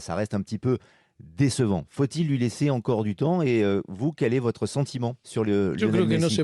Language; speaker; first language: French; native; French